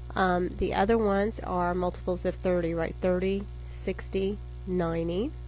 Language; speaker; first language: English; native; English